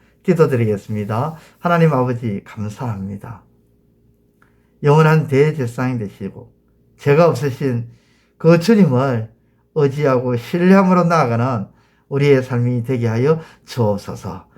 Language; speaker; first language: Korean; native; Korean